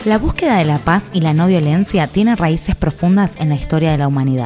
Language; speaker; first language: Spanish; native; Spanish